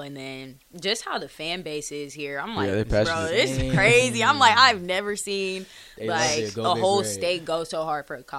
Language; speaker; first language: English; native; English